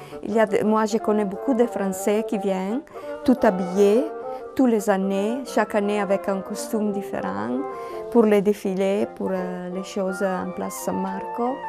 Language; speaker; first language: French; non-native, learner; Italian